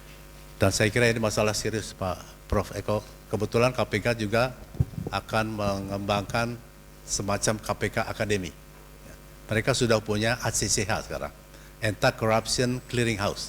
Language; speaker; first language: Indonesian; native; Indonesian